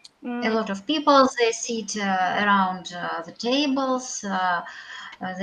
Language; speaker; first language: English; non-native, learner; Russian